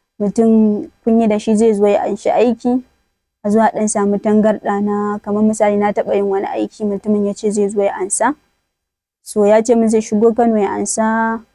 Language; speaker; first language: Hausa; native; Hausa